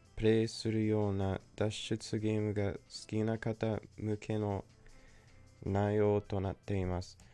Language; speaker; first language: Japanese; non-native, learner; English